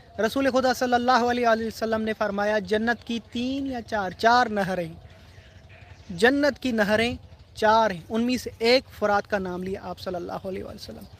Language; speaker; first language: Urdu; non-native, local second language; Sindhi